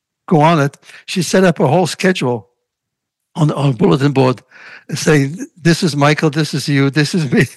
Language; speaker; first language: English; non-native, fluent; Russian